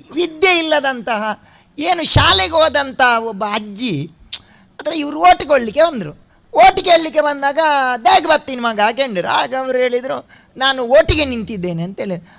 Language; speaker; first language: Kannada; non-native, local second language; Tulu